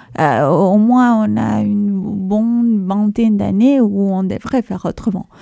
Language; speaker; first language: French; non-native, fluent; Spanish